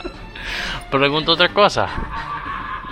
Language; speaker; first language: Spanish; early bilingual, heritage; Spanish